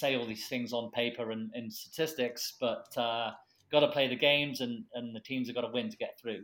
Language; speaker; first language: English; native; English